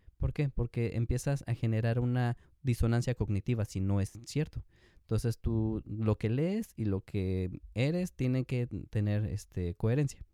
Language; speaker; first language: Spanish; native; Spanish